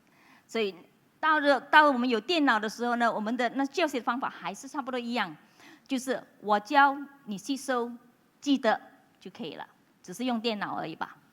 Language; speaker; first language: Chinese; non-native, local second language; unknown